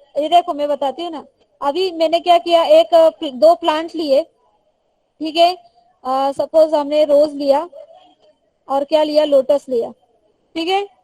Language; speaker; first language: Hindi; non-native, local second language; Marathi